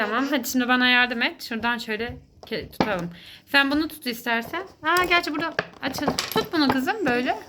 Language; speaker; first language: Turkish; native; Turkish